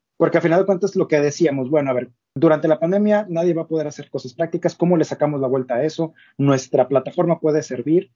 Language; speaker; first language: Spanish; native; Spanish